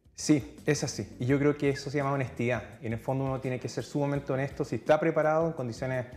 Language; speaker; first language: Spanish; native; Spanish